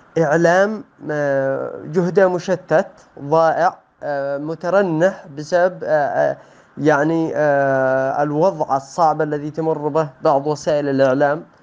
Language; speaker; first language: Arabic; native; Arabic